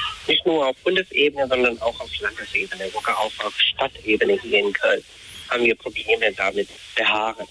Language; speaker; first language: German; non-native, fluent; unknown